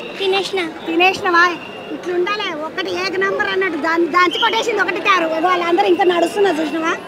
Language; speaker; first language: Telugu; native; Telugu